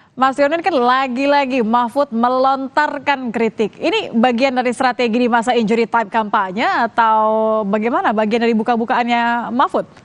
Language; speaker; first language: Indonesian; native; Indonesian